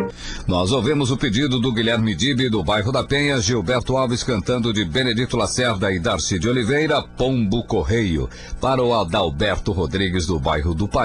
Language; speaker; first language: Portuguese; native; Portuguese